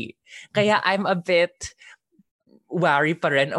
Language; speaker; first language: English; non-native, local second language; Filipino